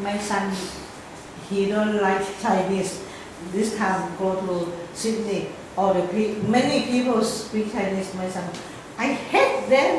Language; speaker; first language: English; non-native, learner; Thai